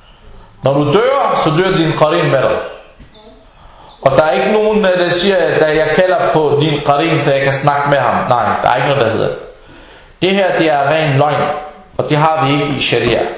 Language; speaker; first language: Danish; non-native, fluent; Arabic